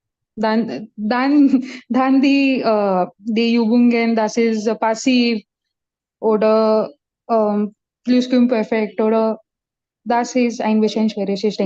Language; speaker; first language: German; non-native, learner; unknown